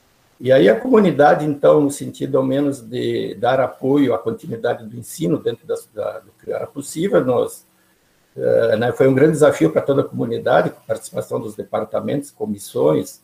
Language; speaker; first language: Portuguese; native; Portuguese